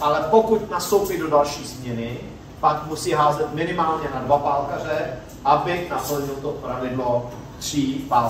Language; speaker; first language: Czech; native; Czech